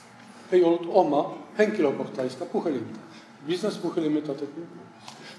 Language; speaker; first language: Finnish; non-native, fluent; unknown